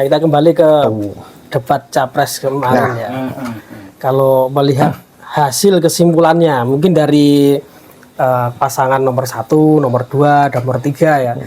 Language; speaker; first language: Indonesian; non-native, local second language; Javanese